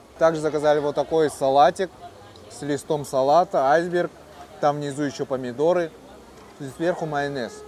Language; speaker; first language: Russian; native; Russian